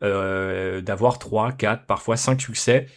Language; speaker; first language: French; native; French